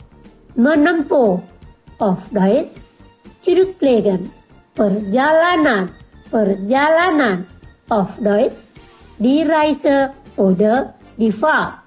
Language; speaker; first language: German; non-native, fluent; Indonesian